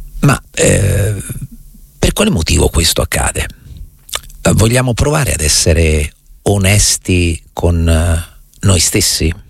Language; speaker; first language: Italian; native; Italian